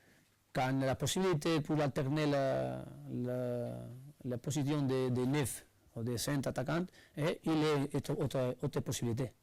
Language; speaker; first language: French; non-native, learner; Spanish